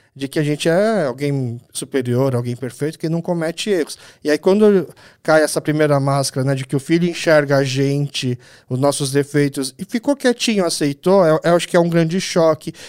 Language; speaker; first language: Portuguese; early bilingual, other home language; Korean